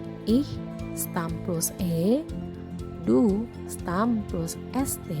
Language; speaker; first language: German; non-native, fluent; Indonesian